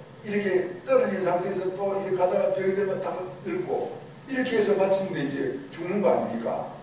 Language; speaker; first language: Korean; native; Korean